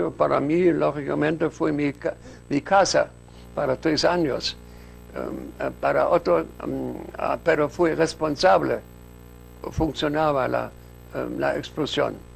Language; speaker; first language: Spanish; non-native, fluent; German